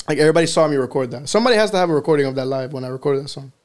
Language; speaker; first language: English; early bilingual, other home language; Spanish